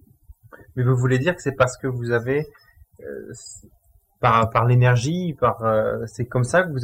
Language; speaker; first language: French; native; French